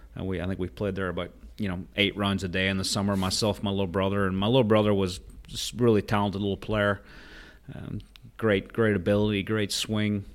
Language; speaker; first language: English; native; English